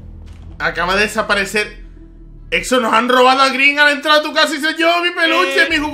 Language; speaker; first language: Spanish; native; Spanish